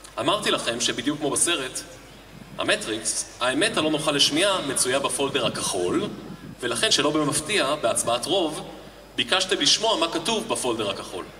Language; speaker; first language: Hebrew; native; Hebrew